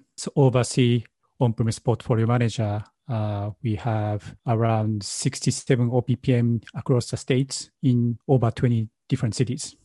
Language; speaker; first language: English; non-native, learner; Japanese